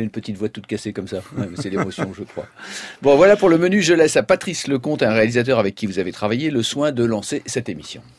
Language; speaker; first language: French; native; French